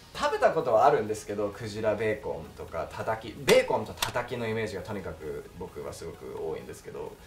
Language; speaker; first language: Japanese; non-native, fluent; English